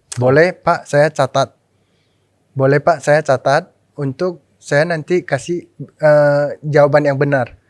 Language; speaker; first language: Indonesian; non-native, local second language; Min Nan Chinese